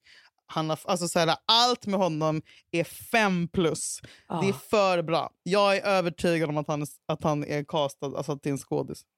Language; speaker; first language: Swedish; native; Swedish